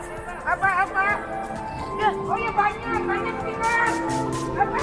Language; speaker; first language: Indonesian; early bilingual, other home language; Japanese